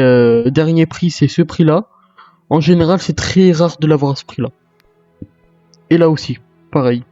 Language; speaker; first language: French; native; French